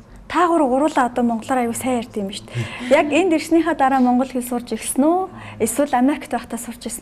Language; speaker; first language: Mongolian; native; Mongolian